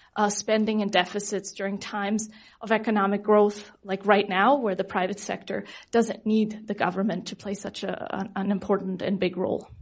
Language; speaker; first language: English; non-native, fluent; German